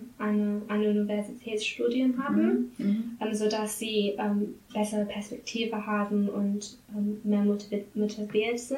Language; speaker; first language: German; non-native, learner; English